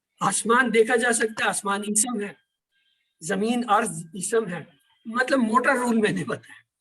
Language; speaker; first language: Urdu; native; Urdu